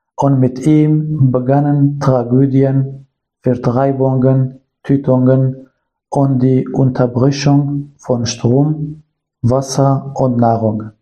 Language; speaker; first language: German; non-native, learner; Kurdish